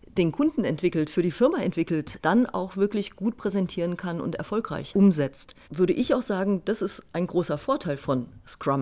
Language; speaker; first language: German; native; German